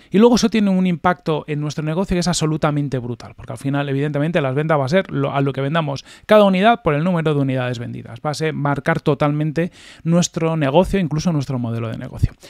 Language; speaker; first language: Spanish; native; Spanish